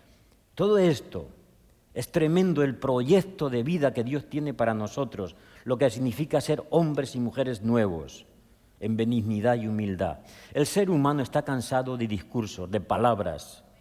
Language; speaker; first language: Spanish; native; Spanish